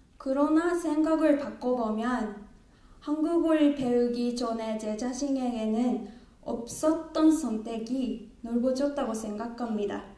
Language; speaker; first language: Korean; non-native, learner; Japanese